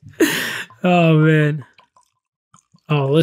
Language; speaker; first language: English; native; English